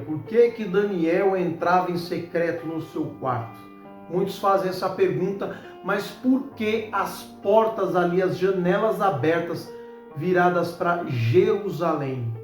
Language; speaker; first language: Portuguese; native; Portuguese